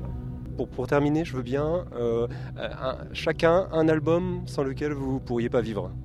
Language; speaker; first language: French; native; French